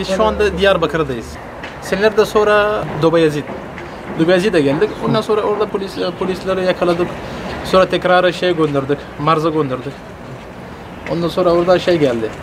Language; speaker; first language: Turkish; non-native, learner; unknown